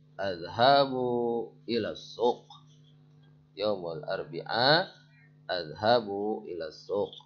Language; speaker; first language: Arabic; non-native, fluent; Indonesian